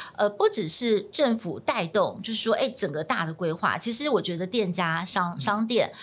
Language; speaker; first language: Chinese; native; Chinese